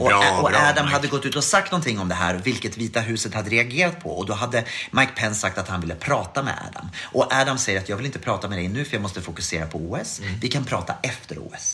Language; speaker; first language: Swedish; native; Swedish